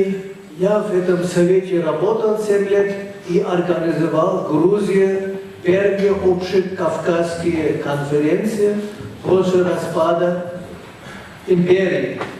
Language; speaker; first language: Russian; non-native, fluent; German